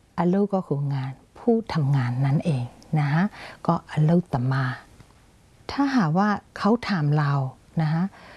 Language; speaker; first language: Thai; non-native, fluent; Burmese